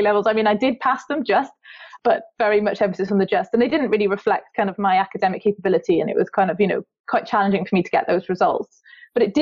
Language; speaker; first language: English; native; English